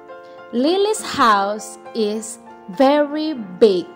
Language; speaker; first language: English; non-native, fluent; Indonesian